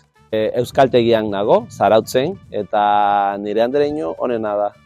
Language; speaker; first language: Basque; non-native, learner; Spanish